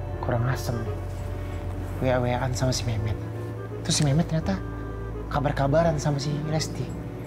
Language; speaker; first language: Indonesian; native; Indonesian